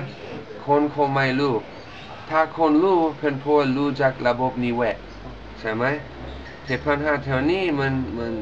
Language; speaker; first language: Thai; non-native, learner; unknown